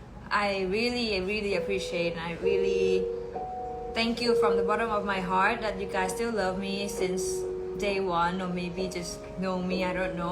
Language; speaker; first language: English; non-native, fluent; Thai